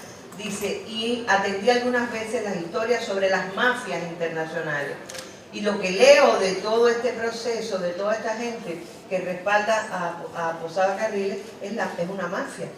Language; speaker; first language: Spanish; native; Spanish